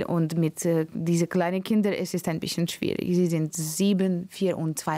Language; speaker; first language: German; non-native, learner; Latvian